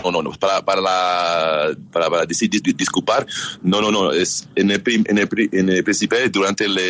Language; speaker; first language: Spanish; non-native, learner; English